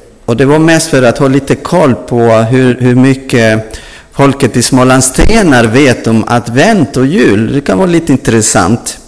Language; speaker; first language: Swedish; non-native, fluent; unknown